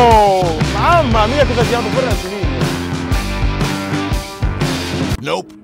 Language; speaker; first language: Italian; native; Italian